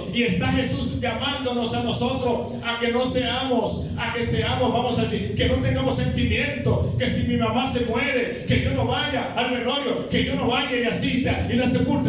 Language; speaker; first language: Spanish; native; Spanish